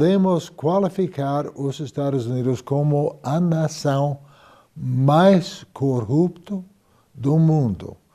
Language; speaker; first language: Portuguese; non-native, fluent; English